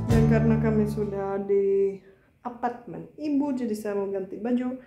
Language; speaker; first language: Indonesian; non-native, fluent; Czech